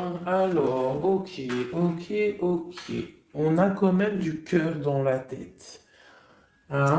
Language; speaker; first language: French; native; French